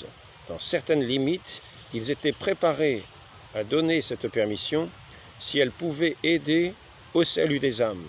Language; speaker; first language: French; native; French